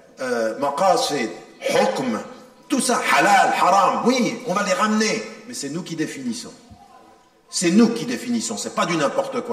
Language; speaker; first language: French; native; French